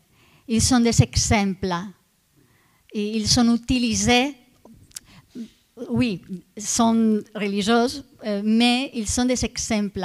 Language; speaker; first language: French; non-native, fluent; Italian